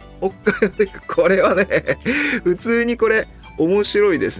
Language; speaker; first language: Japanese; native; Japanese